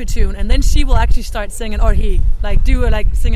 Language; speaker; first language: English; non-native, fluent; Danish